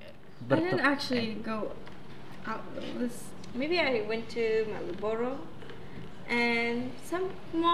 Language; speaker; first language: English; non-native, fluent; Arabic